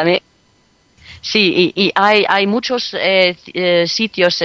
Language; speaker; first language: Spanish; non-native, fluent; French